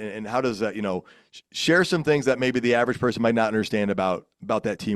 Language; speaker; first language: English; native; English